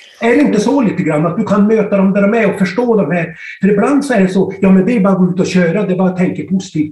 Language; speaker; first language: Swedish; native; Swedish